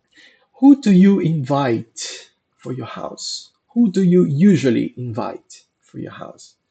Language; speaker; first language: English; non-native, fluent; Portuguese